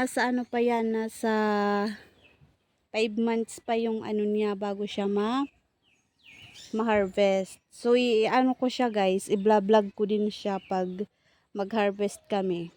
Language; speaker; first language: Filipino; native; Filipino